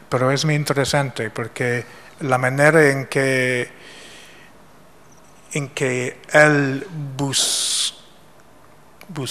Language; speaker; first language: Spanish; non-native, fluent; English